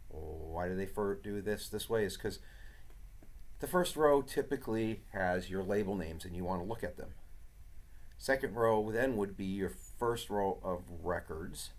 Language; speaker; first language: English; native; English